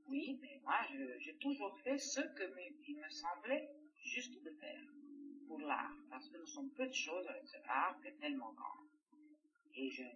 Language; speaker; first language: French; non-native, fluent; Greek